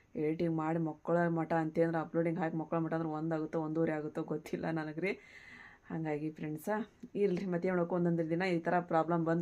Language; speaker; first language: Kannada; non-native, local second language; Urdu